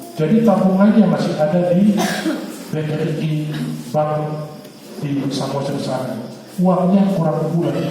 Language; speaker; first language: Indonesian; non-native, local second language; Batak Toba